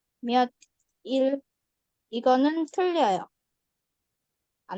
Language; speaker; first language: Korean; non-native, fluent; Indonesian